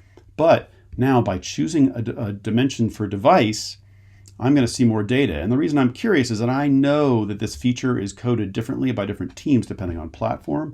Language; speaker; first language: English; native; English